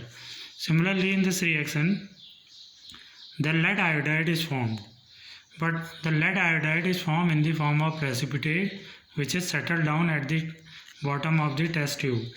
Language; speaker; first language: English; non-native, local second language; Hindi